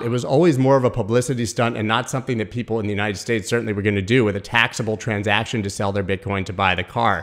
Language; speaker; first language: English; native; English